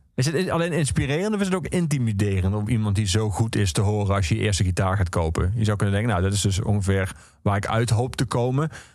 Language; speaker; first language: Dutch; native; Dutch